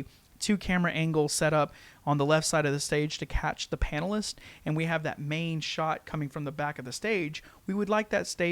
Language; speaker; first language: English; native; English